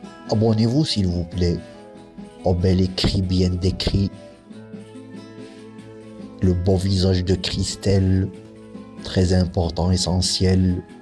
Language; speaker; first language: French; non-native, local second language; Arabic